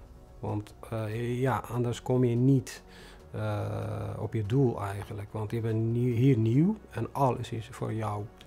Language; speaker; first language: Dutch; non-native, fluent; Tigrinya